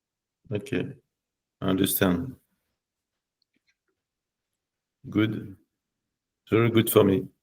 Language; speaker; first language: English; non-native, learner; French